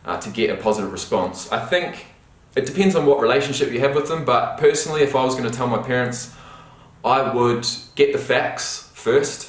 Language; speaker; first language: English; native; English